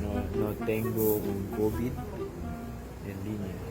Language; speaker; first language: Spanish; non-native, learner; Filipino